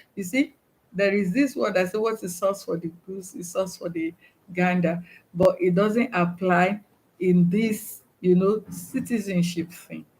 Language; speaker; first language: English; non-native, local second language; Yoruba